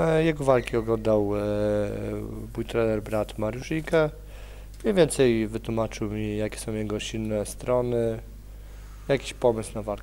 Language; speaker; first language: Polish; native; Polish